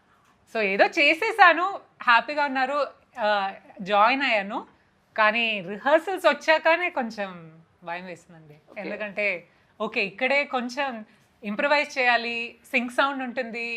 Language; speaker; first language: Telugu; non-native, fluent; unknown